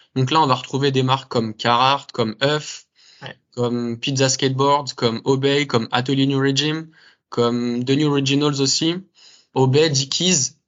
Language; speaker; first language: French; native; French